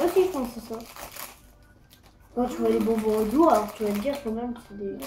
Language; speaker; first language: French; native; French